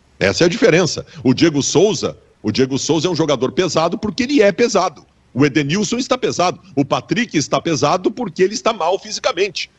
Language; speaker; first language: Portuguese; native; Portuguese